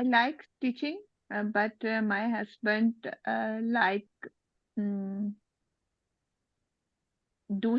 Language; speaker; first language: English; non-native, learner; Urdu